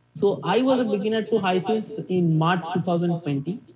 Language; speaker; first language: English; non-native, local second language; Bangla